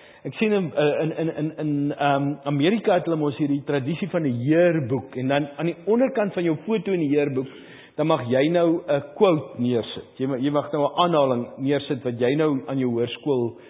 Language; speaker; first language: Afrikaans; native; Afrikaans